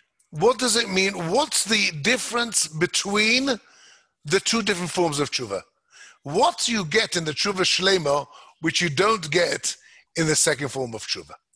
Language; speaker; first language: English; native; English